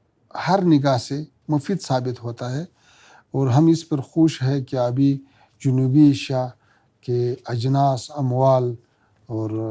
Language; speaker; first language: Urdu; non-native, fluent; Pashto